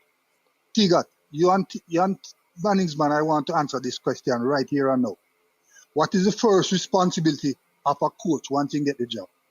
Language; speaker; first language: English; non-native, local second language; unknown